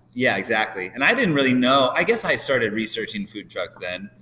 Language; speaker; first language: English; native; English